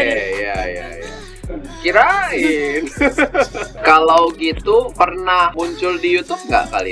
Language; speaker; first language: Indonesian; non-native, fluent; Korean